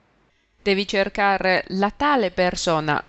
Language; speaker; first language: Italian; non-native, fluent; Chinese